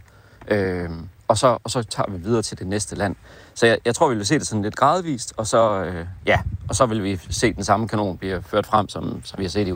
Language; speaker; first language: Danish; native; Danish